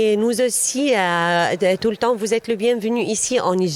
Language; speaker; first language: French; non-native, learner; Arabic